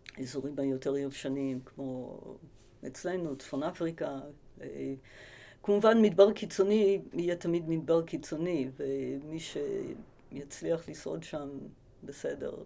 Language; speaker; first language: Hebrew; early bilingual, other home language; English